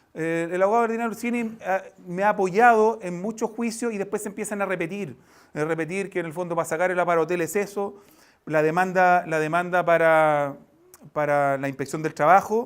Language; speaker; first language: Spanish; native; Spanish